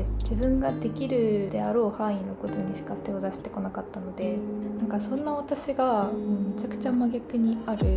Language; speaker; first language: Japanese; native; Japanese